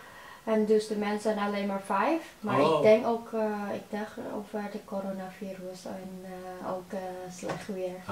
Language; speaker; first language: Dutch; non-native, learner; Indonesian